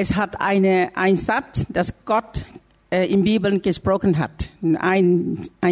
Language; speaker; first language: German; non-native, learner; Thai